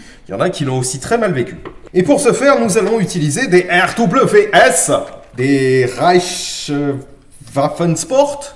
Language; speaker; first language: French; native; French